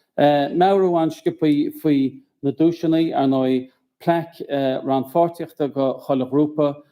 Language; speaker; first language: Irish; native; Irish